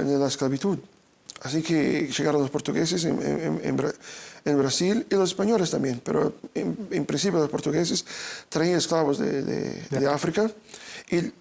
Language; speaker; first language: Spanish; non-native, fluent; Portuguese